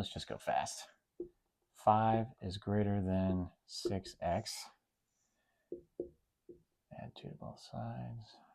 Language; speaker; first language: English; native; English